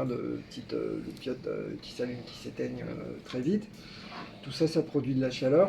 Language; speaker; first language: French; native; French